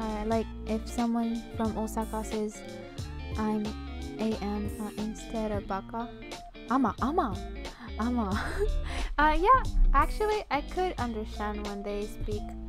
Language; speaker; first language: English; early bilingual, other home language; Japanese